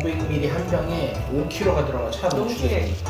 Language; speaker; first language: Korean; native; Korean